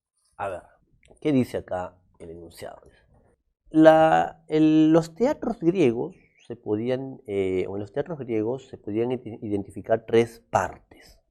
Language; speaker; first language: Spanish; native; Spanish